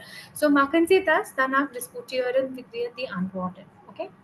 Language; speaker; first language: German; non-native, learner; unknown